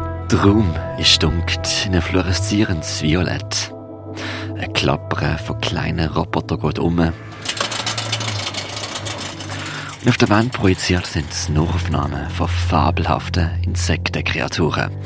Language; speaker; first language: German; native; German